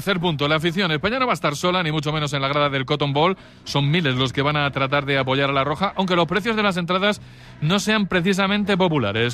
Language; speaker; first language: Spanish; native; Spanish